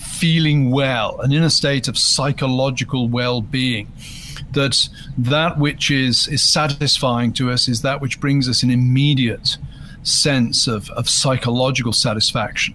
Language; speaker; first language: English; native; English